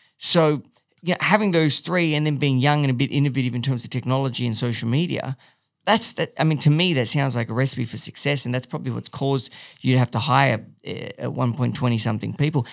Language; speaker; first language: English; native; English